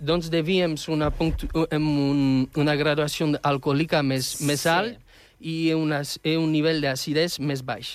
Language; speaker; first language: Catalan; non-native, fluent; French